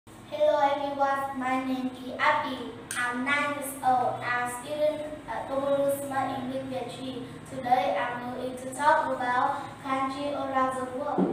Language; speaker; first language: English; non-native, learner; Vietnamese